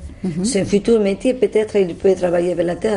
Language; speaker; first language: French; non-native, learner; Spanish